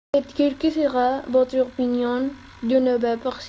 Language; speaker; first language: French; non-native, learner; Spanish